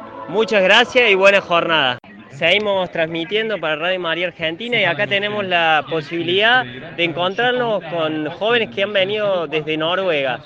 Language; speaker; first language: Spanish; native; Spanish